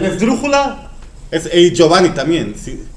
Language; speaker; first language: Spanish; non-native, fluent; Dutch